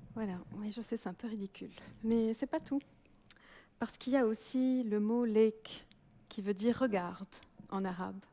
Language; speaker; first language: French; native; French